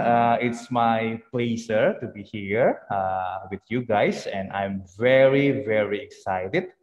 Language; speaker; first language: English; non-native, fluent; Indonesian